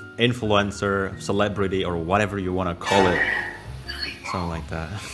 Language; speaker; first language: English; non-native, fluent; Indonesian